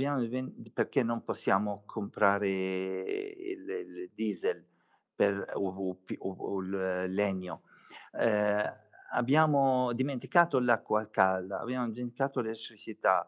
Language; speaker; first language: Italian; non-native, fluent; Arabic